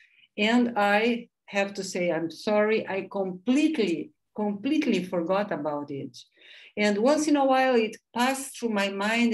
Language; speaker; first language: English; non-native, fluent; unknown